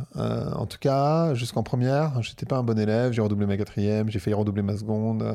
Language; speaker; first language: French; native; French